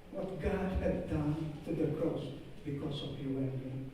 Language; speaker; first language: English; non-native, local second language; Filipino